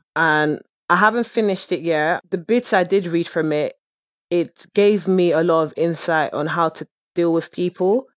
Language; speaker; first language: English; early bilingual, other home language; Dutch